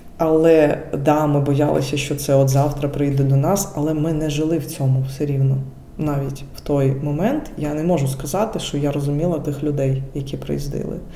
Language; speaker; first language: Ukrainian; non-native, local second language; Russian